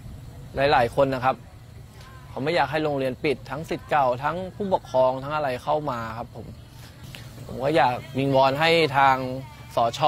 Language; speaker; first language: Thai; native; Thai